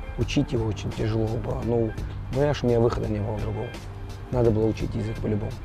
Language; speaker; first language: Russian; non-native, fluent; Georgian